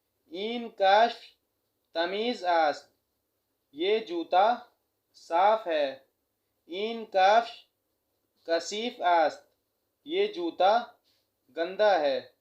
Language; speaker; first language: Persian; non-native, fluent; Urdu